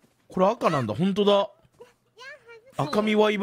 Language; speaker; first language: Japanese; native; Japanese